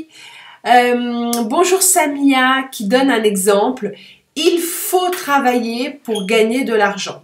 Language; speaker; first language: French; native; French